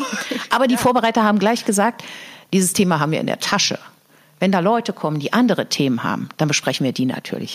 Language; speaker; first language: German; native; German